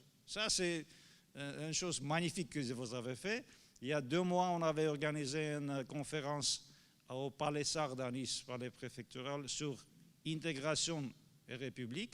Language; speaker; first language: French; non-native, fluent; Armenian